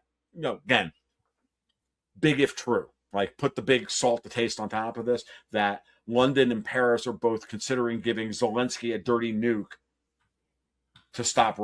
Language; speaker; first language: English; native; English